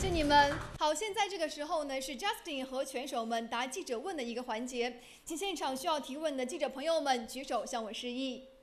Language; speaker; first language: Chinese; native; Chinese